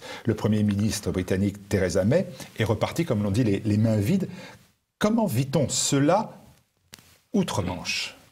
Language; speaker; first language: French; native; French